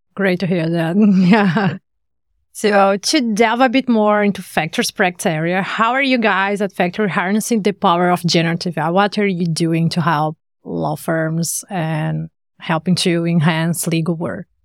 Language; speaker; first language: English; non-native, fluent; Portuguese